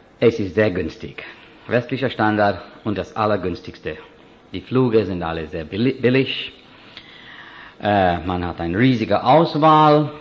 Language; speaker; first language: German; non-native, fluent; Hindi